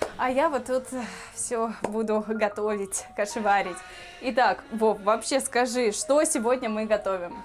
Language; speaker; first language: Russian; native; Russian